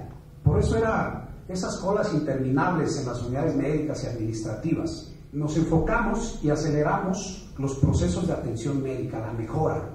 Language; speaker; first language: Spanish; native; Spanish